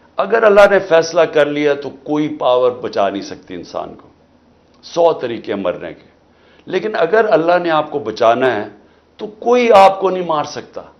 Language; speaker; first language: Urdu; native; Urdu